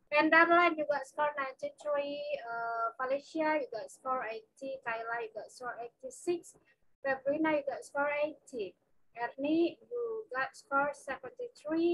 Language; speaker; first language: English; non-native, fluent; Indonesian